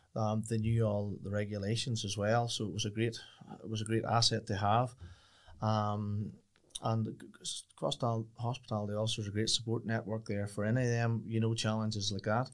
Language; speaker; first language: English; native; English